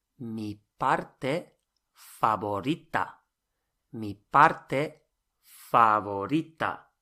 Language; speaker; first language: Spanish; non-native, fluent; English